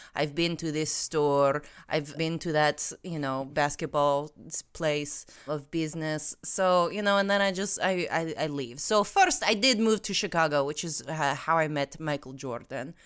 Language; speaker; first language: English; non-native, fluent; Russian